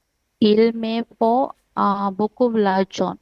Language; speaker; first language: French; non-native, learner; Sinhala